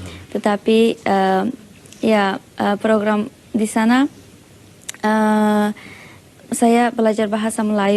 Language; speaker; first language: Indonesian; non-native, learner; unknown